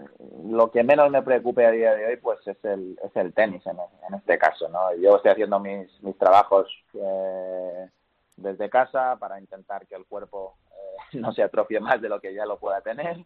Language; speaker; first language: Spanish; native; Spanish